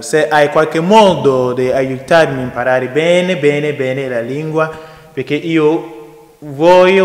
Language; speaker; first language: Italian; non-native, learner; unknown